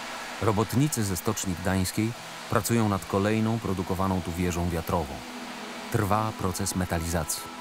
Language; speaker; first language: Polish; native; Polish